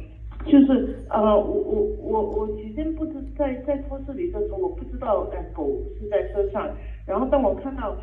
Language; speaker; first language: Chinese; native; Chinese